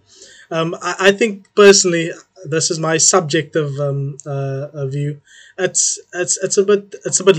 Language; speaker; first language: English; non-native, local second language; Afrikaans